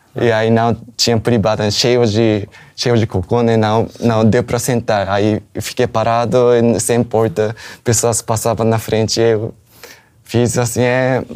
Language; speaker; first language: Portuguese; non-native, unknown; Japanese